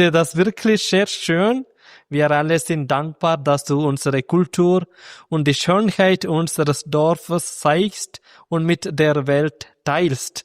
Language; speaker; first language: German; non-native, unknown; Malayalam